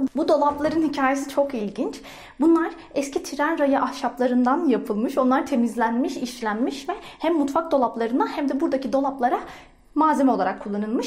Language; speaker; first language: Turkish; native; Turkish